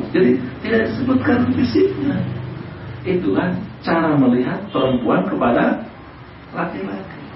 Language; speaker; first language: Indonesian; non-native, local second language; Sundanese